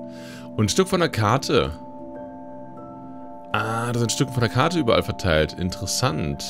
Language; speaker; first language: German; native; German